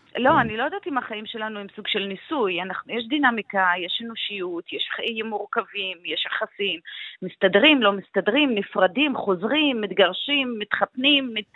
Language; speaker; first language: Hebrew; non-native, local second language; Arabic